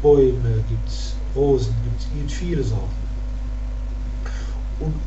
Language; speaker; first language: German; non-native, fluent; Arabic